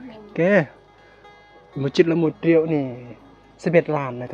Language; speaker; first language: Vietnamese; non-native, learner; Thai